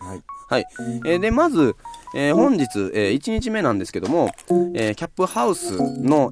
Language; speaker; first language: Japanese; native; Japanese